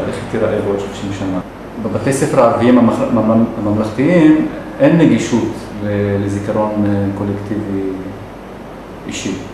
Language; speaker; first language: Hebrew; non-native, local second language; Arabic